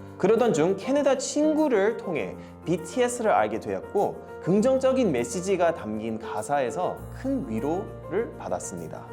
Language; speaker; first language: Korean; early bilingual, heritage; Korean